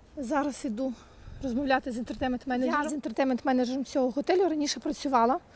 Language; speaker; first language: Ukrainian; native; Ukrainian